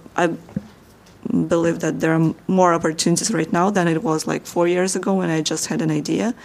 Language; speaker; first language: English; non-native, fluent; Russian